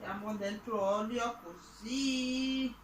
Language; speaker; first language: Italian; non-native, learner; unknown